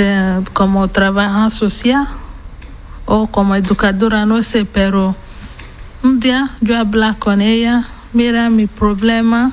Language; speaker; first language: Spanish; non-native, learner; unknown